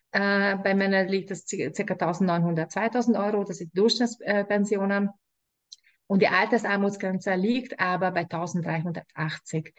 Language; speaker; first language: German; non-native, fluent; Hungarian